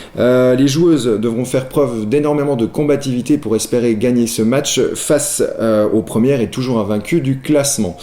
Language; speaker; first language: French; native; French